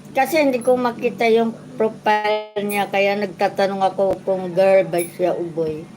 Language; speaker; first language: Filipino; non-native, local second language; Waray